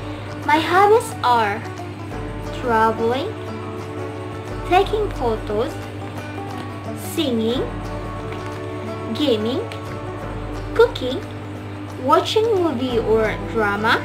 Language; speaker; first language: English; non-native, learner; Indonesian